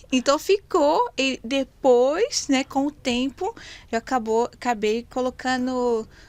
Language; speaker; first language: Portuguese; non-native, fluent; French